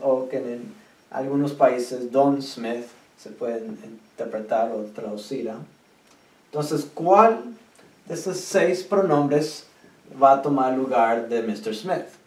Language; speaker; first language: Spanish; native; Spanish